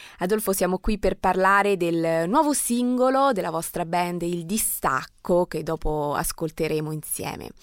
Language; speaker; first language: Italian; native; Italian